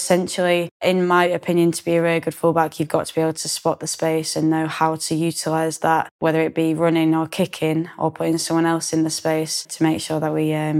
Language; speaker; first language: English; native; English